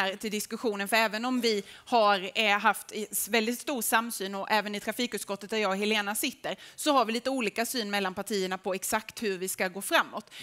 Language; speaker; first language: Swedish; native; Swedish